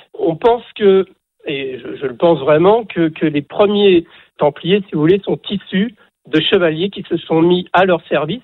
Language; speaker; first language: French; native; French